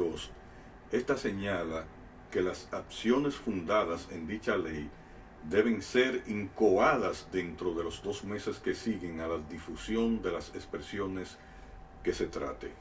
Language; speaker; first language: Spanish; native; Spanish